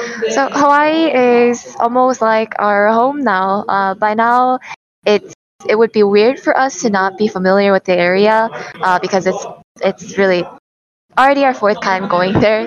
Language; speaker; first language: English; non-native, fluent; Korean